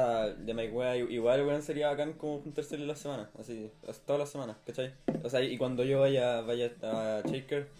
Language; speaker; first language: Spanish; native; Spanish